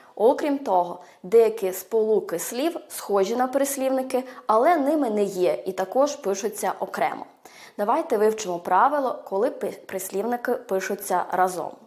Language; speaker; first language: Ukrainian; early bilingual, heritage; Ukrainian